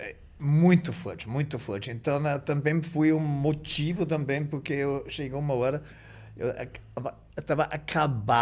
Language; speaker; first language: Portuguese; non-native, fluent; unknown